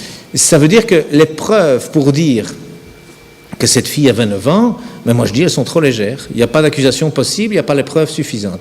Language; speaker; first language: French; native; French